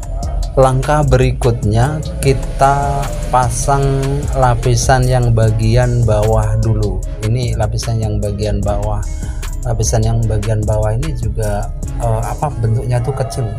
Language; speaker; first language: Indonesian; native; Indonesian